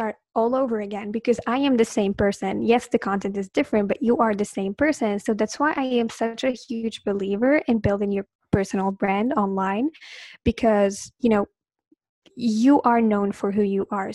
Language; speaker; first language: English; non-native, fluent; Arabic